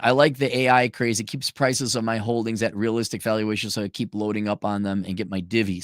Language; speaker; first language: English; native; English